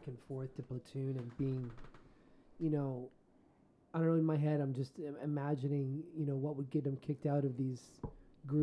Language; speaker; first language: English; native; English